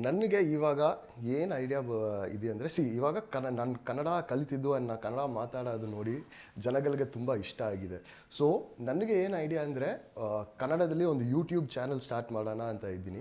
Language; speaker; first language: Kannada; non-native, local second language; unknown